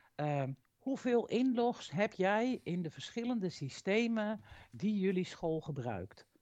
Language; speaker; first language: Dutch; native; Dutch